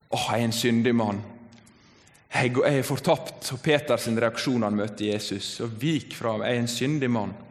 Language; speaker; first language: Norwegian; native; Norwegian